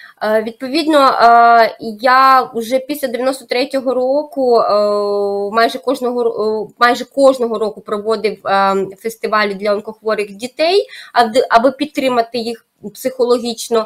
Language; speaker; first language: Ukrainian; native; Ukrainian